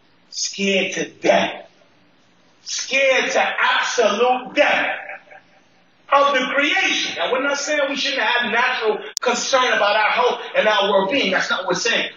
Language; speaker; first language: English; native; English